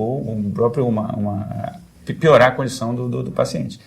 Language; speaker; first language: Portuguese; native; Portuguese